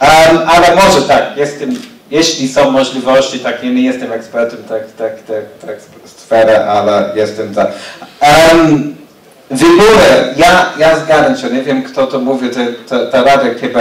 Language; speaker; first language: Polish; non-native, learner; English